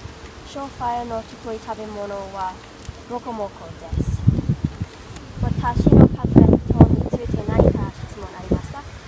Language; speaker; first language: Japanese; non-native, learner; English